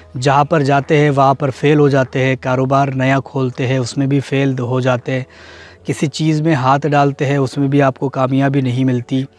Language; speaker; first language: Hindi; native; Hindi